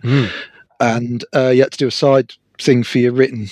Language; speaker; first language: English; native; English